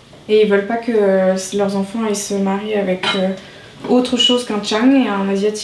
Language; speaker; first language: French; early bilingual, other home language; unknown